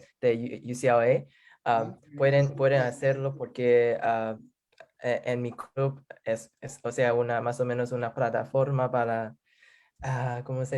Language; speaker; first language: Spanish; non-native, learner; English